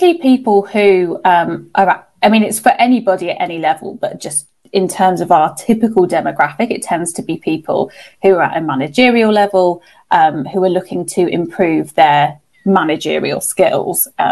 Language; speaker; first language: English; native; English